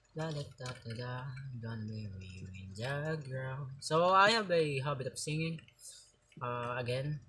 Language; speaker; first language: English; non-native, local second language; Filipino